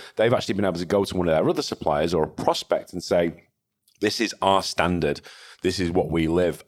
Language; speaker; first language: English; native; English